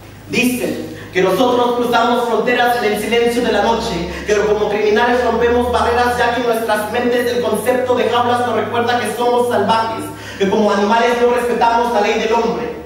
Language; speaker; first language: Spanish; early bilingual, heritage; Spanish